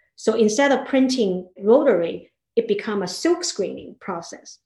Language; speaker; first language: English; non-native, fluent; Chinese